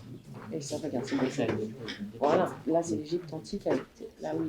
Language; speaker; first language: French; native; French